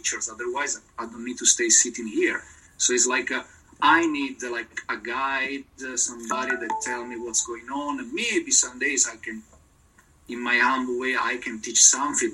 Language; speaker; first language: English; non-native, learner; Italian